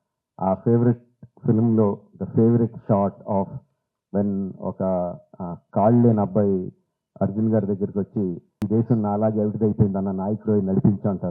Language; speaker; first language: Telugu; native; Telugu